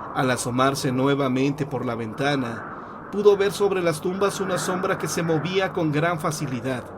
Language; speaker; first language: Spanish; native; Spanish